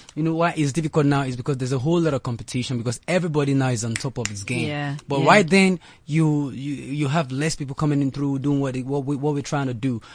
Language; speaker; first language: English; non-native, local second language; Yoruba